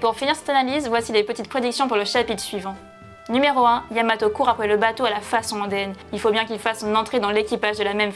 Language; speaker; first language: French; native; French